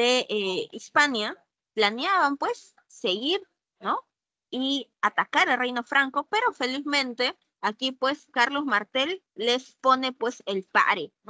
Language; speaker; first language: Spanish; native; Spanish